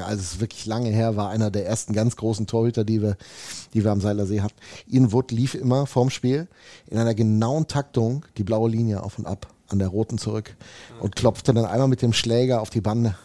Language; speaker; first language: German; native; German